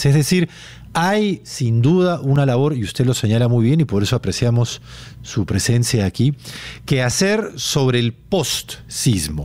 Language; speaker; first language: Spanish; native; Spanish